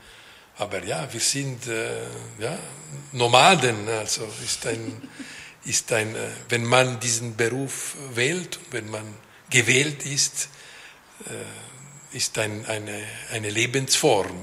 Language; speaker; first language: German; non-native, local second language; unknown